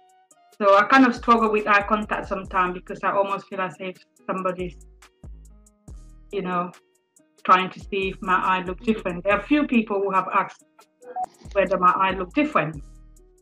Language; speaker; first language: English; non-native, local second language; French